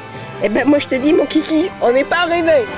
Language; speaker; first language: French; native; French